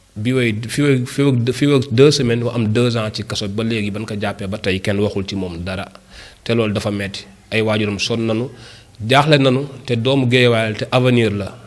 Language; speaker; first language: Wolof; native; Wolof